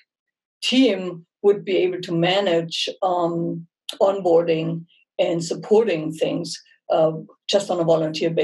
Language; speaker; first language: English; non-native, fluent; German